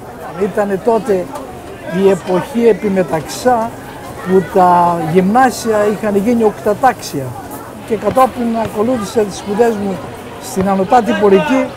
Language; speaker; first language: Greek; native; Greek